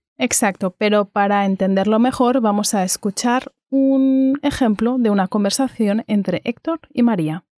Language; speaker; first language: Spanish; native; Spanish